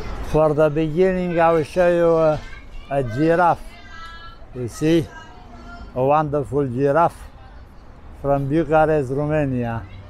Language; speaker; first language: English; non-native, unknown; Romanian